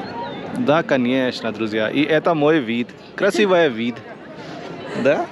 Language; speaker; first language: Russian; non-native, learner; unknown